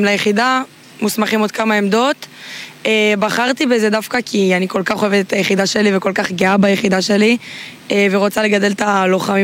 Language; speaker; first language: Hebrew; native; Hebrew